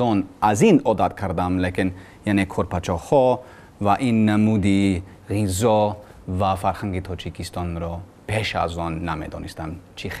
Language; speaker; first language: Persian; non-native, learner; English